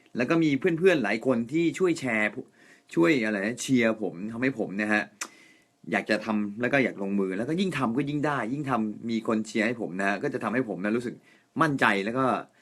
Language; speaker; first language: Thai; non-native, fluent; Japanese